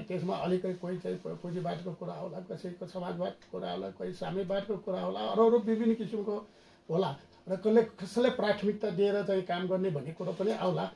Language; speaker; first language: Nepali; non-native, local second language; Newari